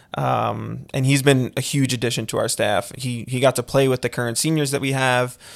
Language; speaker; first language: English; native; English